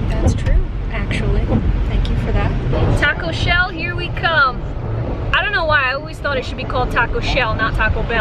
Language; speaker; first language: English; native; English